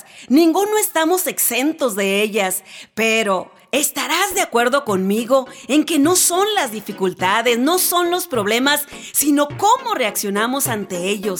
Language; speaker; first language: Spanish; native; Spanish